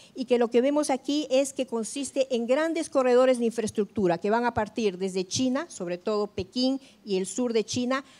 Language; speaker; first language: Spanish; native; Spanish